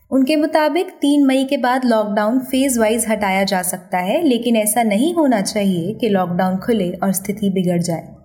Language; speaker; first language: Hindi; native; Hindi